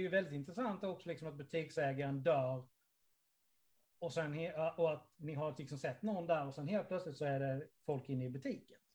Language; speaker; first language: Swedish; native; Swedish